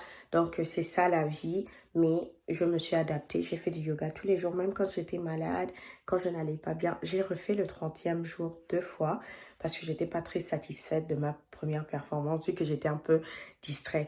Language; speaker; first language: French; non-native, fluent; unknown